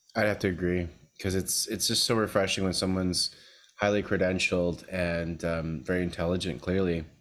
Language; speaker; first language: English; native; English